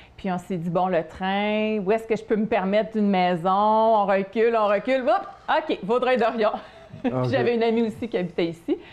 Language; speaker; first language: French; native; French